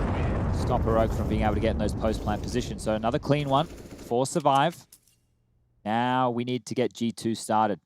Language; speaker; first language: English; native; English